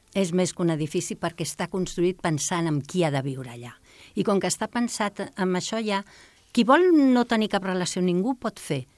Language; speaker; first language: Catalan; native; Catalan